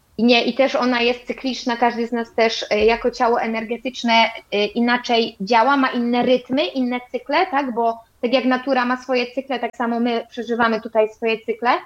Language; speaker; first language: Polish; native; Polish